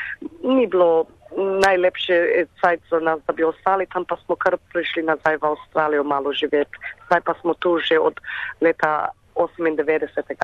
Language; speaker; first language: Slovenian; early bilingual, heritage; Slovenian